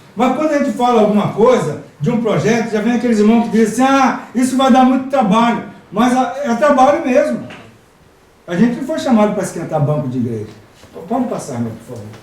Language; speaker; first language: Portuguese; native; Portuguese